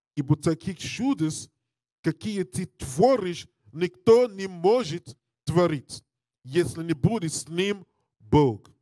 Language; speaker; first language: Russian; non-native, learner; English